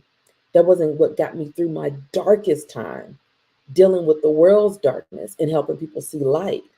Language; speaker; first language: English; native; English